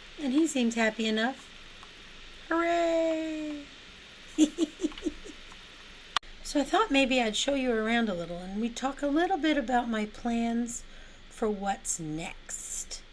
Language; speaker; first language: English; native; English